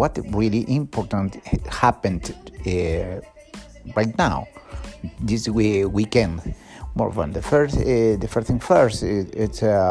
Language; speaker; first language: English; non-native, learner; Spanish